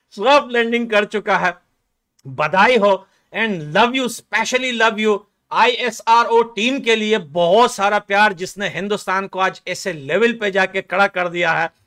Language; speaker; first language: Hindi; non-native, fluent; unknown